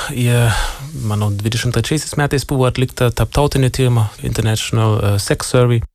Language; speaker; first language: Lithuanian; non-native, fluent; German